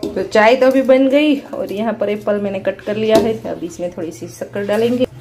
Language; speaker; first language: Hindi; non-native, local second language; Gujarati